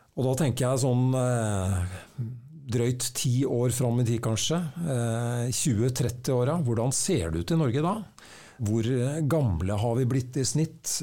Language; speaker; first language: Norwegian; native; Norwegian